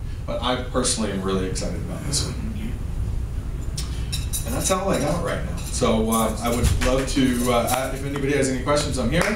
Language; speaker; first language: English; native; English